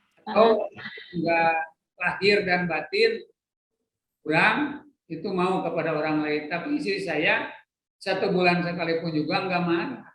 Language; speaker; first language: Indonesian; non-native, local second language; Sundanese